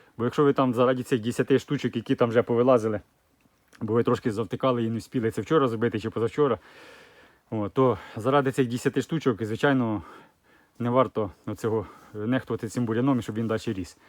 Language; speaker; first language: Ukrainian; native; Ukrainian